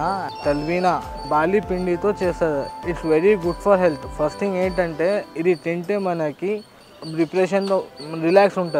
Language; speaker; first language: Telugu; non-native, local second language; Urdu